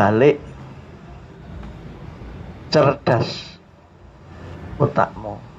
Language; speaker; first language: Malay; non-native, local second language; Javanese